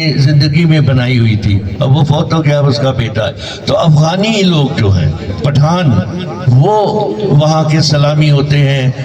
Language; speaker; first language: Urdu; non-native, local second language; Sindhi